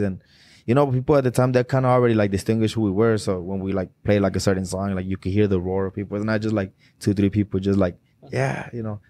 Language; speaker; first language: English; early bilingual, other home language; Spanish